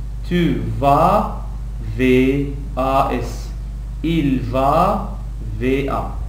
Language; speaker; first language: French; non-native, local second language; Arabic